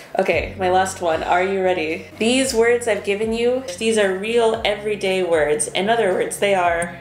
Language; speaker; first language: English; native; English